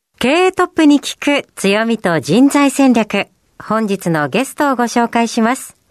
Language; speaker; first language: Japanese; native; Japanese